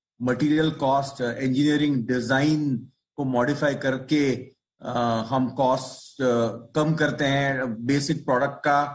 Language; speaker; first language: Hindi; non-native, local second language; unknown